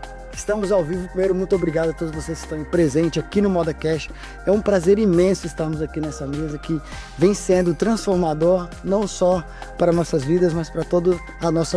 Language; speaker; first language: Portuguese; native; Portuguese